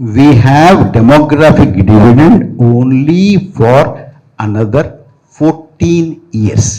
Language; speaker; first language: English; non-native, local second language; Telugu